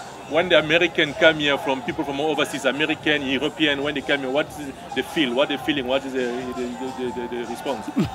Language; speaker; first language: English; non-native, learner; Lingala